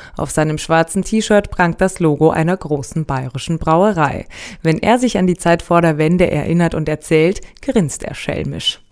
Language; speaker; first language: German; native; German